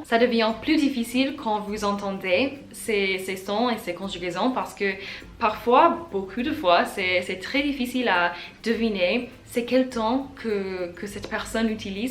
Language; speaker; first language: French; non-native, learner; English